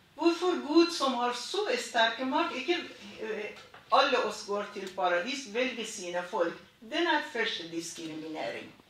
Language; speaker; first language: Norwegian; non-native, fluent; Persian